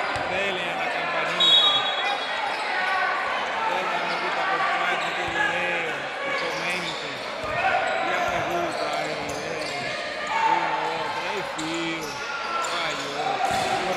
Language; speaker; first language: Spanish; native; Spanish